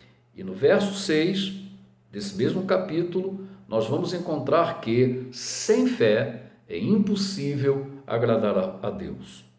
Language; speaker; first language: Portuguese; native; Portuguese